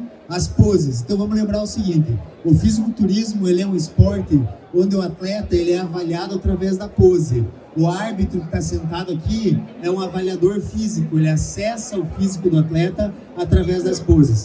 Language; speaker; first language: Portuguese; native; Portuguese